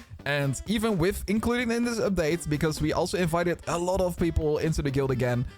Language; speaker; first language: English; non-native, fluent; Dutch